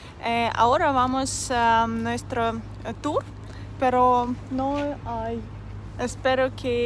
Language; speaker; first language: Spanish; non-native, learner; Russian